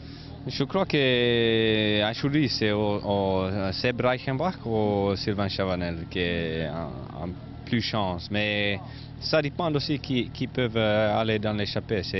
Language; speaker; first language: French; non-native, learner; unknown